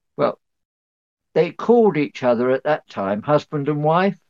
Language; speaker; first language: English; native; English